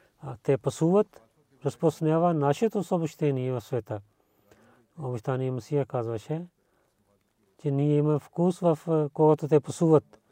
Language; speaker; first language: Bulgarian; non-native, learner; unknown